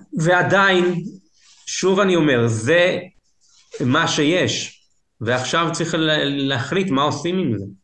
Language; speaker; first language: Hebrew; native; Hebrew